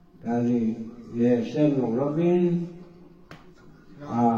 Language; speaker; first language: Czech; non-native, local second language; Romany